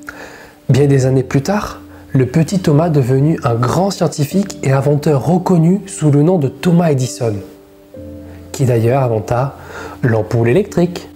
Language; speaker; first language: French; native; French